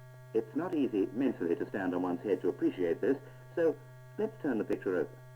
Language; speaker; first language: English; native; English